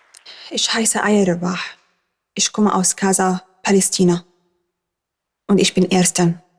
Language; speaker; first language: German; non-native, learner; Arabic